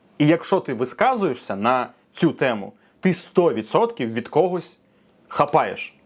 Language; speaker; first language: Ukrainian; non-native, local second language; Russian